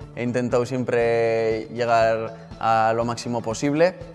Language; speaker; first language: Spanish; native; Spanish